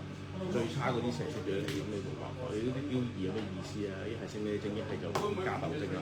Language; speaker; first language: Cantonese; native; Cantonese